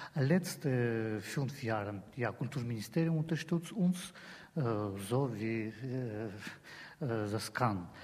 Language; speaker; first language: German; non-native, learner; Russian